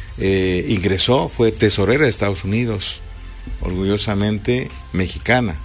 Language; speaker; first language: Spanish; native; Spanish